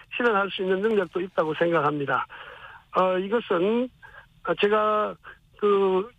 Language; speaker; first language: Korean; native; Korean